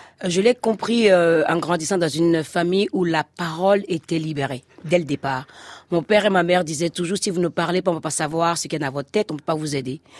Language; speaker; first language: French; non-native, local second language; Fon